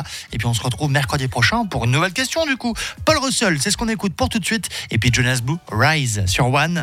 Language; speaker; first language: French; native; French